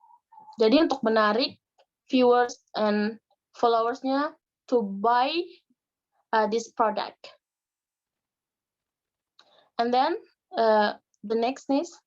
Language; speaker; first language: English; non-native, learner; Indonesian